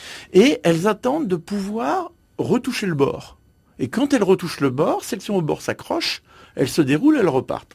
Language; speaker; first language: French; native; French